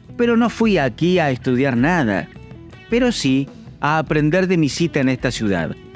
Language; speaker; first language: Spanish; native; Spanish